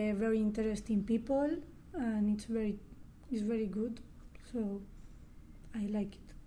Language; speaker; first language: English; non-native, learner; Spanish